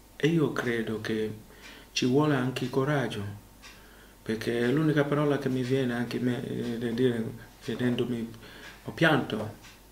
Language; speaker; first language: Italian; non-native, learner; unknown